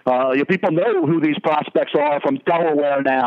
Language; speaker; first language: English; native; English